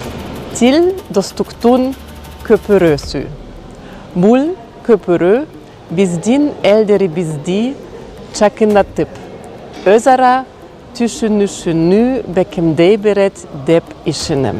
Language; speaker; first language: Kyrgyz; non-native, learner; German